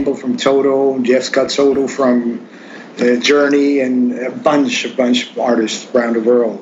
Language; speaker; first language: English; non-native, fluent; Swedish